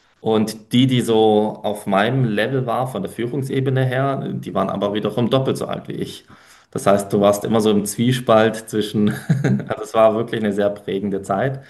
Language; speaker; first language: German; early bilingual, other home language; Polish